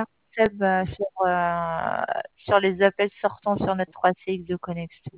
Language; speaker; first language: French; native; French